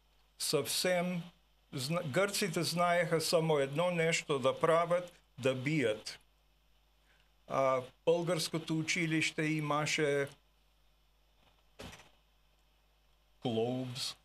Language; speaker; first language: Bulgarian; early bilingual, heritage; Bulgarian